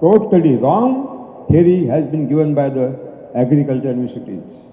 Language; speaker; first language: English; non-native, local second language; Marathi